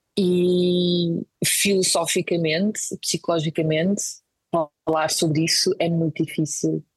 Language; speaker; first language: Portuguese; early bilingual, other home language; Ukrainian